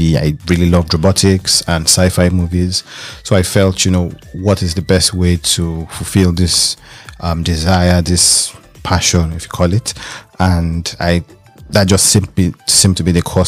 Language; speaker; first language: English; non-native, local second language; Yoruba